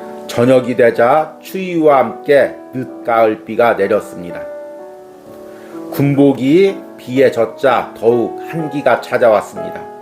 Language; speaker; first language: Korean; native; Korean